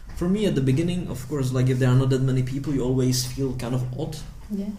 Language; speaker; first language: English; early bilingual, heritage; Czech